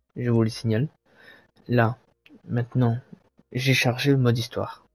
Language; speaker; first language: French; native; French